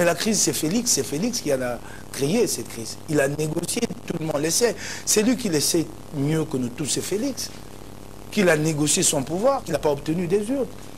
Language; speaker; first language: French; non-native, local second language; Lingala